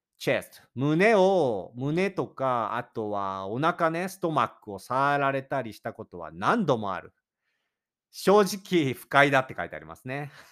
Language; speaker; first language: Japanese; native; Japanese